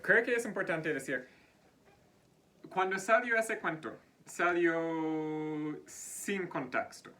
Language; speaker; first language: Spanish; non-native, fluent; English